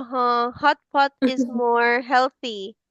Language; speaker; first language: English; non-native, fluent; Filipino